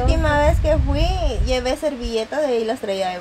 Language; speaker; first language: Spanish; native; Spanish